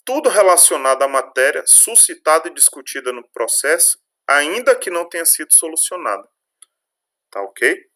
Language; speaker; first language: Portuguese; native; Portuguese